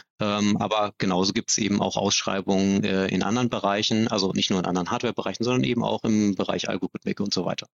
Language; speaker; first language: German; native; German